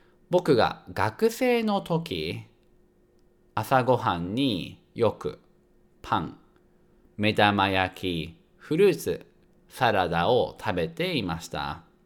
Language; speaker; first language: Japanese; native; Japanese